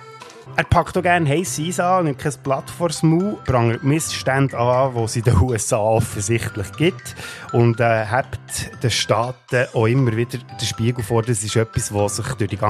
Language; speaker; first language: German; native; German